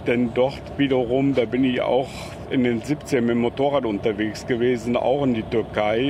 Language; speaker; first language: German; native; German